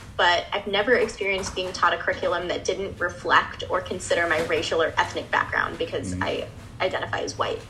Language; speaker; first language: English; native; English